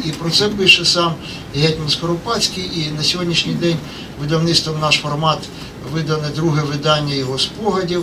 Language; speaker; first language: Ukrainian; native; Ukrainian